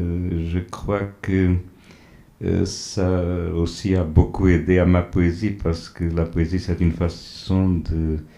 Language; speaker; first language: French; non-native, fluent; Portuguese